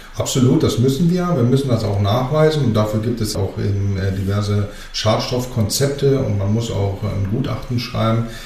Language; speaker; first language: German; early bilingual, other home language; Greek